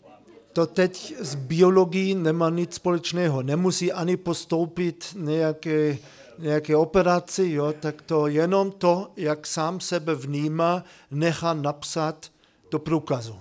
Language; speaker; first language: Czech; non-native, fluent; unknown